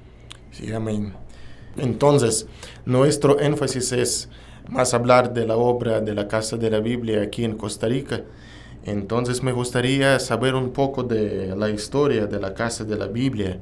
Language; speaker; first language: Spanish; non-native, learner; Russian